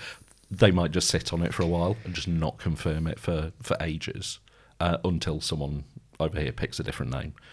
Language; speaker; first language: English; native; English